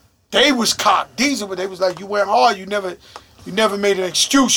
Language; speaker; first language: English; early bilingual, other home language; Spanish